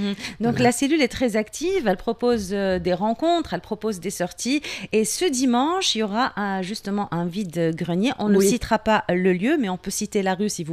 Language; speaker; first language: French; non-native, local second language; Arabic